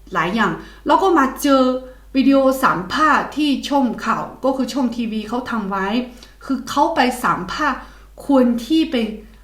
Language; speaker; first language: Thai; non-native, fluent; Chinese